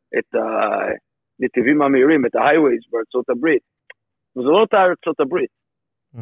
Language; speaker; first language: Hebrew; non-native, fluent; English